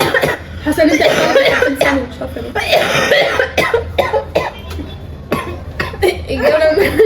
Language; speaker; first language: Arabic; native; Arabic